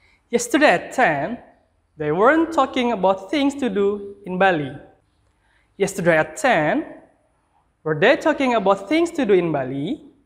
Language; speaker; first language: English; non-native, fluent; Indonesian